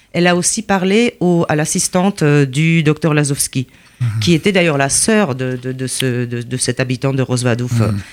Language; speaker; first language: French; non-native, fluent; Polish